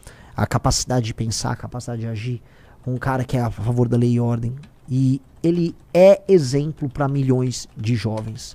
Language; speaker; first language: Portuguese; native; Portuguese